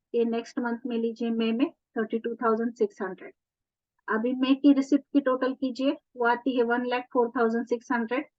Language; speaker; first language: Hindi; non-native, local second language; Marathi